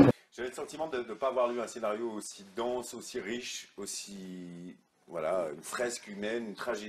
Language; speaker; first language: French; native; French